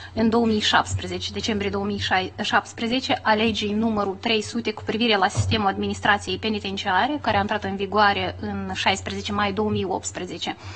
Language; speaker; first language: Romanian; native; Romanian